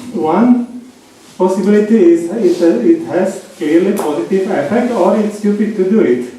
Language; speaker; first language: English; non-native, fluent; Slovak